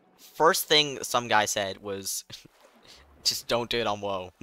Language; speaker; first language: English; native; English